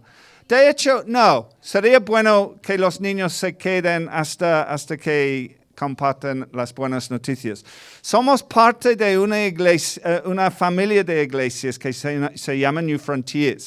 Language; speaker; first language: Spanish; non-native, fluent; English